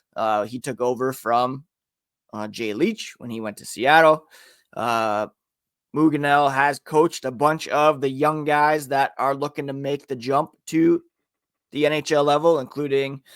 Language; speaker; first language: English; native; English